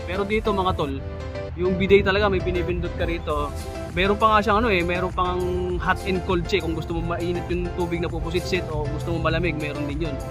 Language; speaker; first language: Filipino; native; Filipino